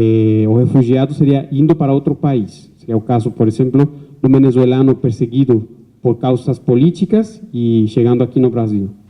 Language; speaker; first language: Portuguese; non-native, fluent; Spanish